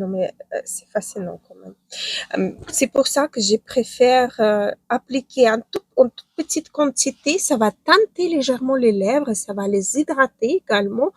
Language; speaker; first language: French; non-native, fluent; Ukrainian